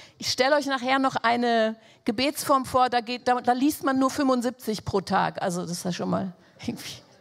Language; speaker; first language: German; non-native, fluent; Portuguese